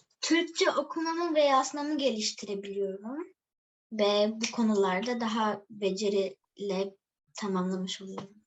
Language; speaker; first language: Turkish; early bilingual, heritage; Turkish